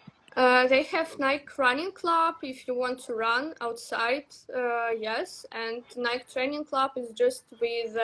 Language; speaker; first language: English; non-native, learner; Russian